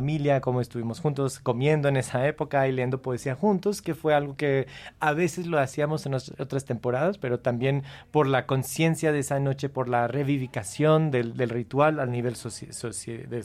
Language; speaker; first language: Spanish; non-native, fluent; English